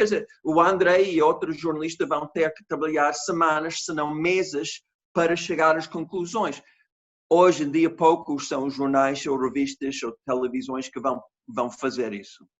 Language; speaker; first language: Portuguese; non-native, fluent; English